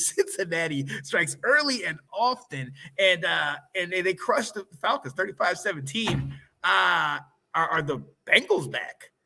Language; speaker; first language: English; native; English